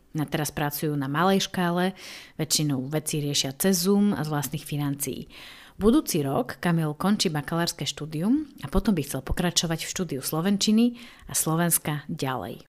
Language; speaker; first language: Slovak; native; Slovak